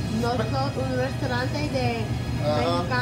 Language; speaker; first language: Spanish; non-native, learner; English